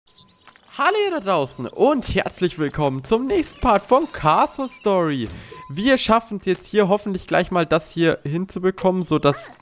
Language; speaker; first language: German; native; German